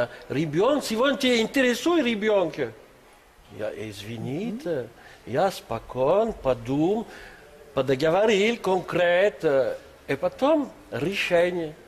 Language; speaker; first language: Russian; non-native, learner; French